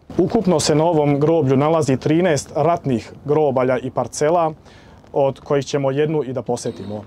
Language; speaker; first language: Croatian; early bilingual, heritage; Serbian